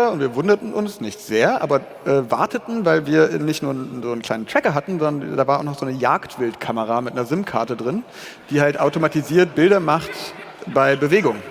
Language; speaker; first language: German; native; German